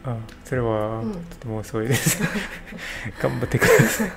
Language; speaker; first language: Japanese; non-native, learner; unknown